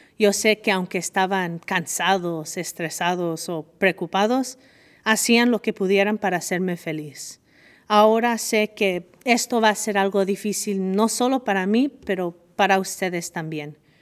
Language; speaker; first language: Spanish; early bilingual, other home language; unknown